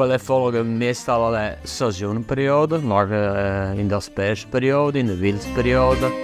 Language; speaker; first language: Dutch; non-native, fluent; Italian